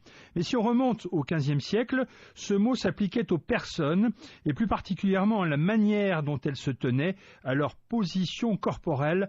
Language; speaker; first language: French; native; French